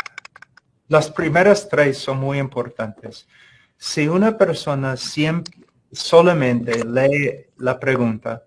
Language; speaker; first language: Spanish; non-native, fluent; English